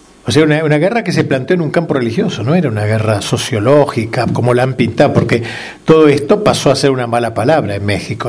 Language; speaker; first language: Spanish; native; Spanish